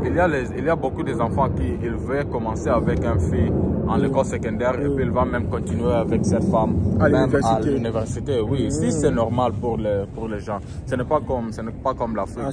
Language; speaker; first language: French; early bilingual, heritage; French